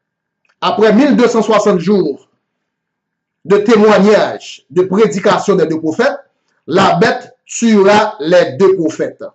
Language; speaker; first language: French; non-native, local second language; Haitian Creole